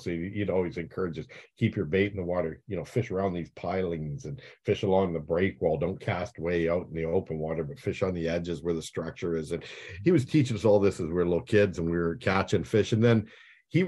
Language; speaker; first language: English; native; English